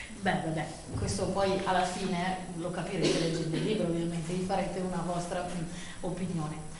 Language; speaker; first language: Italian; native; Italian